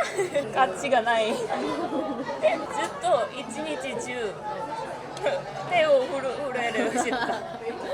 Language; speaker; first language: Japanese; non-native, learner; Korean